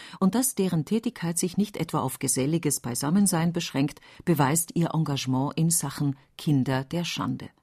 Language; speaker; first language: German; native; German